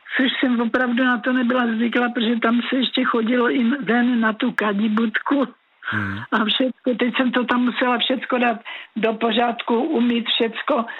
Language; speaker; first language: Czech; native; Czech